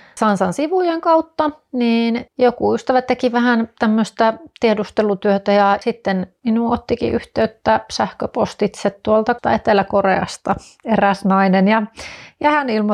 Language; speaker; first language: Finnish; native; Finnish